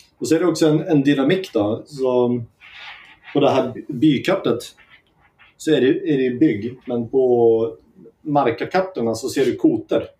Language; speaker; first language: Swedish; native; Swedish